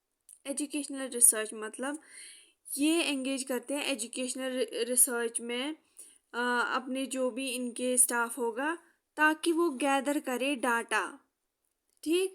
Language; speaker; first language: Hindi; native; Hindi